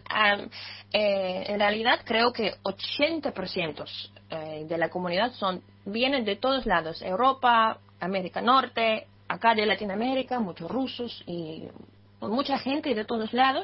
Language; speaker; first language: Spanish; non-native, fluent; Russian